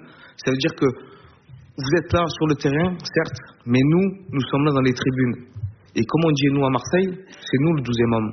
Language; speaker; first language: French; native; French